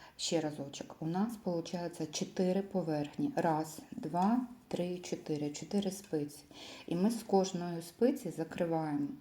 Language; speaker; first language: Ukrainian; non-native, local second language; Russian